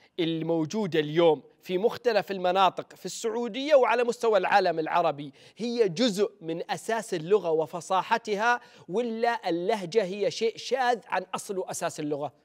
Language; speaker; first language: Arabic; native; Arabic